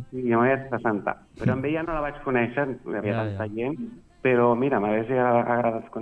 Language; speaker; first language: Catalan; non-native, local second language; Spanish